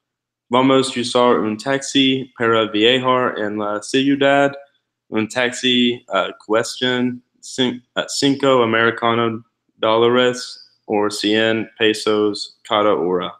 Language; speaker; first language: Spanish; non-native, learner; English